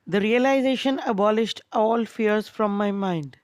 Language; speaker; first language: English; non-native, local second language; Punjabi